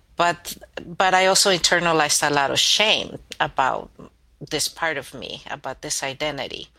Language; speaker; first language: English; early bilingual, other home language; Spanish